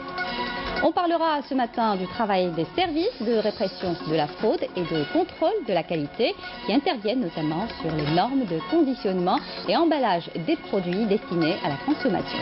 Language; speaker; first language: French; non-native, local second language; Arabic